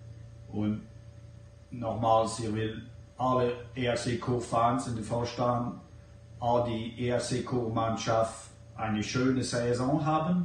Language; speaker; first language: German; non-native, learner; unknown